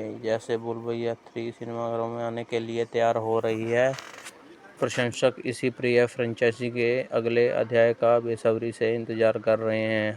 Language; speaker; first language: Hindi; native; Hindi